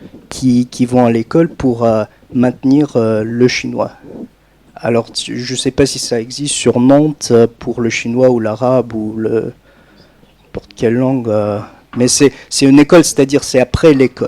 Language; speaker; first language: French; non-native, fluent; English